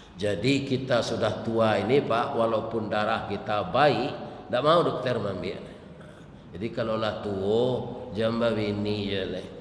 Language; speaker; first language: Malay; non-native, local second language; Minangkabau